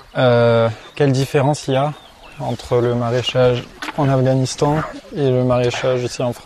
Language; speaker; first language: French; native; French